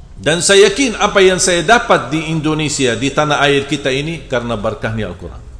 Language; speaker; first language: Indonesian; non-native, fluent; Arabic